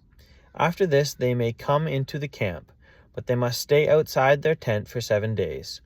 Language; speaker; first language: English; native; English